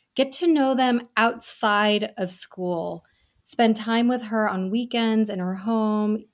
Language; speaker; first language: English; early bilingual, other home language; Gujarati